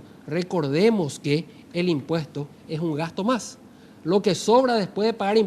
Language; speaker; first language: Spanish; native; Spanish